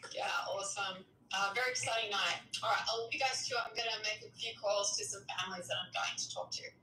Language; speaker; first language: English; native; English